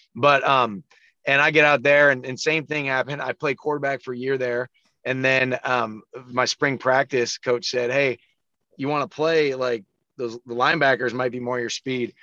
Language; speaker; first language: English; native; English